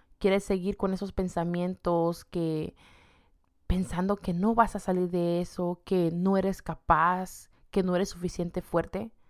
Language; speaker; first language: Spanish; native; Spanish